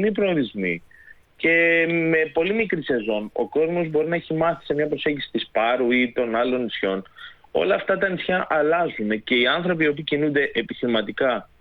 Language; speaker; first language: Greek; native; Greek